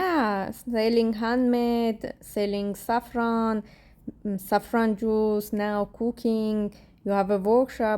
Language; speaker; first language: English; non-native, learner; Persian